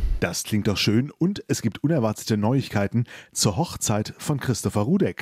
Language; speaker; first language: German; native; German